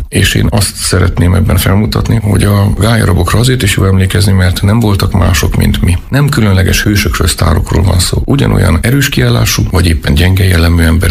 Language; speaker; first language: Hungarian; native; Hungarian